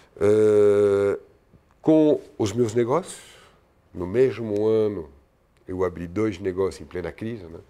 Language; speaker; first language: Portuguese; non-native, fluent; French